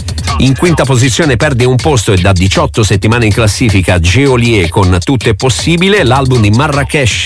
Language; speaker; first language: Italian; native; Italian